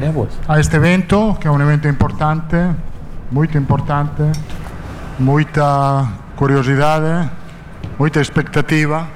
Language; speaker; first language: Portuguese; non-native, fluent; Italian